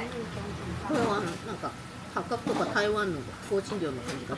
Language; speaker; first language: Japanese; native; Japanese